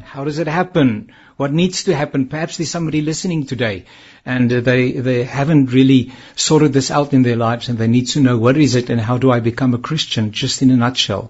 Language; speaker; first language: English; non-native, local second language; Afrikaans